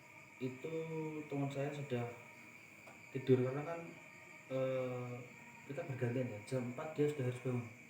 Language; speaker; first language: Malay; non-native, local second language; Javanese